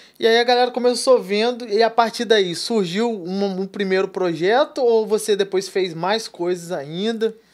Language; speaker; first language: Portuguese; native; Portuguese